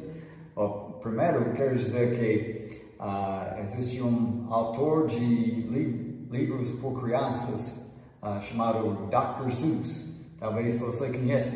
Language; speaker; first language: Portuguese; non-native, fluent; English